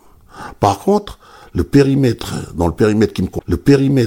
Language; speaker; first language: French; native; French